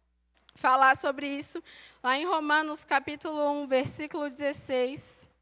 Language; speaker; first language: Portuguese; native; Portuguese